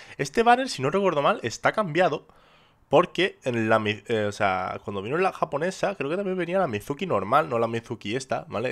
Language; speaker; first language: Spanish; native; Spanish